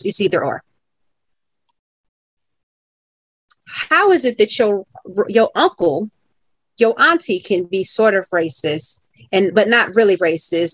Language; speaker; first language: English; native; English